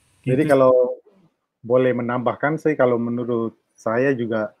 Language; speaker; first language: Indonesian; native; Indonesian